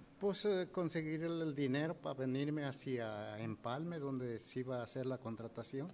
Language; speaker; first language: Spanish; native; Spanish